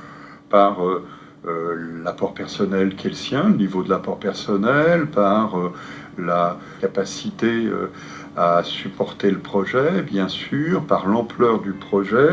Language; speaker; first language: French; native; French